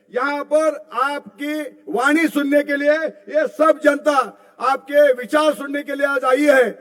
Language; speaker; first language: Hindi; non-native, local second language; Marathi